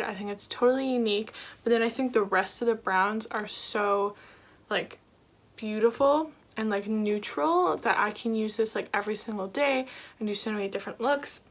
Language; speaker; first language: English; native; English